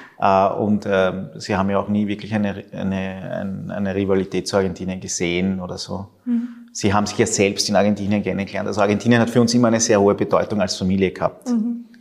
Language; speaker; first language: German; early bilingual, other home language; Spanish